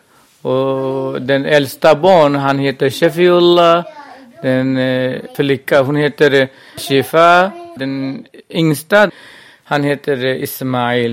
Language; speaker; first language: Swedish; non-native, local second language; Burmese